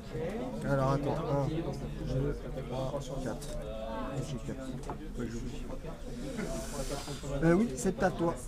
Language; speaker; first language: French; native; French